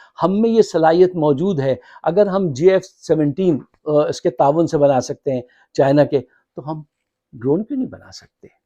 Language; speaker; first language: Urdu; native; Urdu